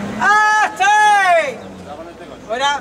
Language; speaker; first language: Spanish; native; Spanish